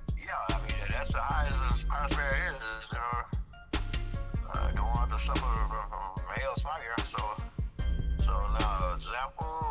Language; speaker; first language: English; native; English